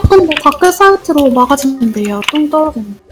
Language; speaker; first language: Korean; native; Korean